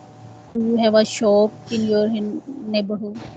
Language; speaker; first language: English; non-native, learner; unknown